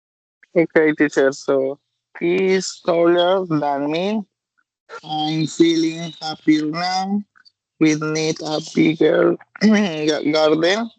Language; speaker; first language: English; non-native, learner; Spanish